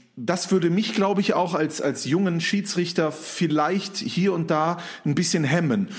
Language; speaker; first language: German; native; German